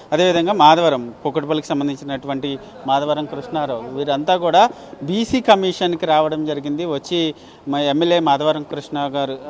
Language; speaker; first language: Telugu; native; Telugu